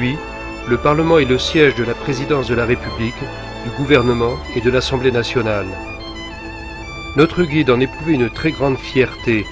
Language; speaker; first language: French; native; French